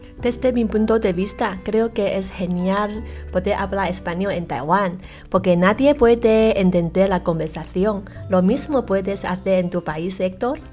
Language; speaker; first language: Spanish; non-native, fluent; Chinese